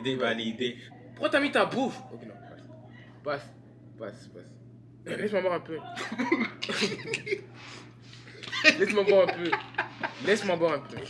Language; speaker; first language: French; native; French